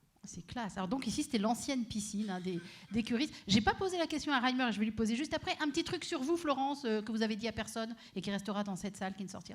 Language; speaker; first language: French; native; French